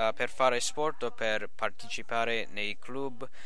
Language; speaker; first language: Italian; non-native, learner; English